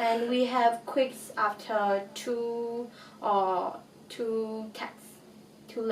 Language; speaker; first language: English; non-native, learner; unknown